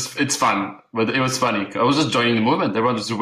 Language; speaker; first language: English; early bilingual, other home language; Arabic